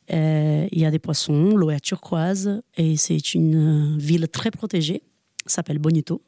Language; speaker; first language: French; non-native, fluent; Portuguese